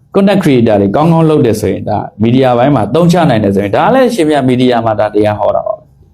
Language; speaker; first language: Burmese; native; Burmese